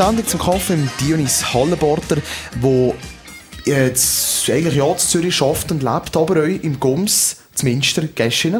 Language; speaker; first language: German; native; German